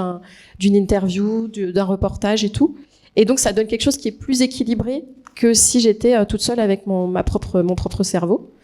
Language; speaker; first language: French; native; French